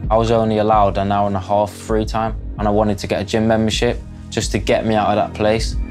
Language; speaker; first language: English; native; English